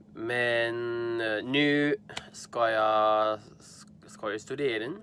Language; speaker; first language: Swedish; non-native, learner; English